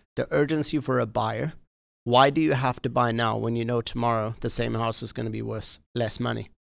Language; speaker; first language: English; native; English